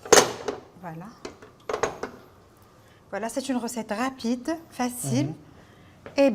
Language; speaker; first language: French; non-native, local second language; Arabic